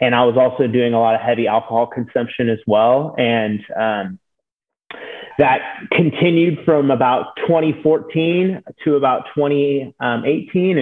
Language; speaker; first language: English; native; English